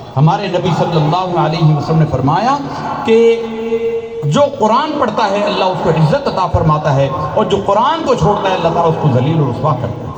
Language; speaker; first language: Urdu; non-native, local second language; Punjabi